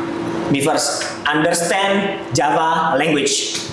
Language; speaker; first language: English; non-native, learner; Indonesian